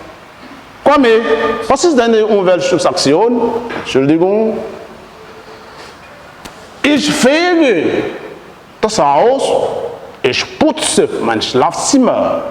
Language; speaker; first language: German; non-native, fluent; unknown